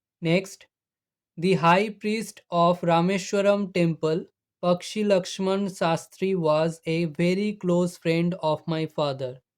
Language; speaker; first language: English; non-native, local second language; Bangla